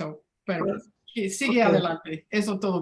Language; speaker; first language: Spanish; non-native, learner; English